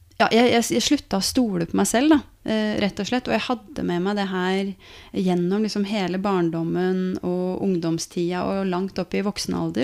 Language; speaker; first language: Norwegian; native; Norwegian